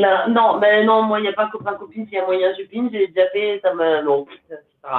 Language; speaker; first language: French; native; French